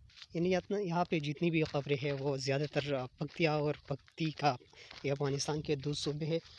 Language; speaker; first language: Urdu; non-native, local second language; Pashto